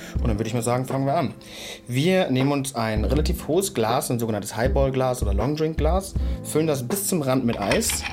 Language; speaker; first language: German; native; German